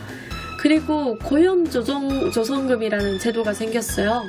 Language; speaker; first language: Korean; non-native, fluent; Japanese